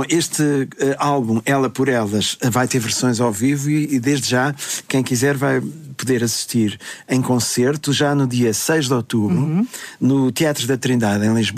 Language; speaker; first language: Portuguese; native; Portuguese